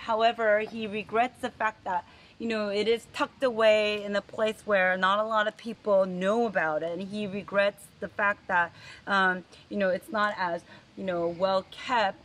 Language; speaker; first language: English; early bilingual, other home language; Korean